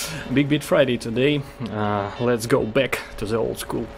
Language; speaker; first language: English; non-native, learner; Russian